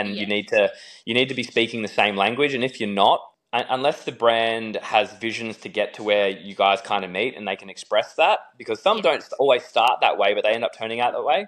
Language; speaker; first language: English; native; English